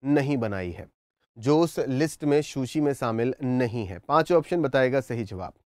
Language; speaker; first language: Hindi; native; Hindi